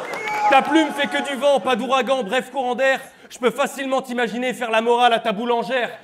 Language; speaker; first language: French; native; French